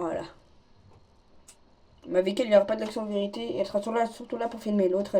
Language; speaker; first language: French; native; French